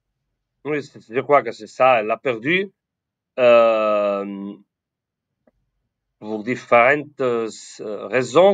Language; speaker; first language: French; non-native, fluent; Spanish